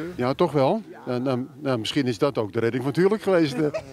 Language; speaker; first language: Dutch; native; Dutch